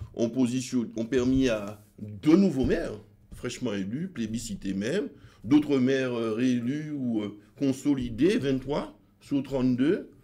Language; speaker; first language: French; native; French